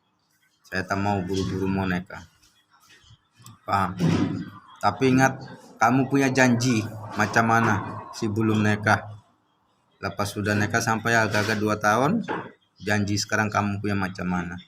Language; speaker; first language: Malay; non-native, learner; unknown